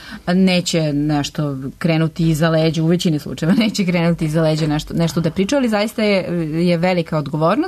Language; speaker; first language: Serbian; native; Serbian